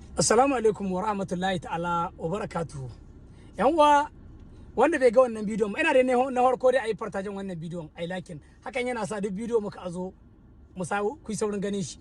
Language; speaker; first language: Hausa; native; Hausa